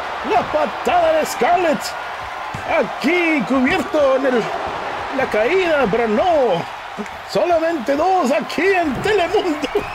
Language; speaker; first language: Spanish; non-native, learner; English